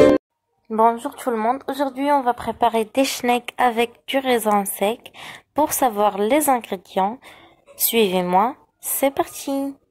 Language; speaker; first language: French; non-native, local second language; Arabic